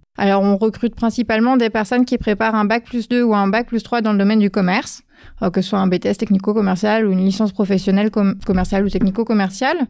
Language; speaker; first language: French; native; French